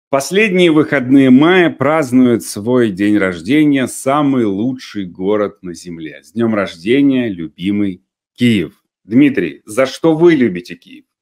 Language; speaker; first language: Russian; native; Russian